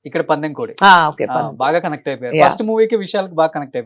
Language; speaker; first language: Telugu; native; Telugu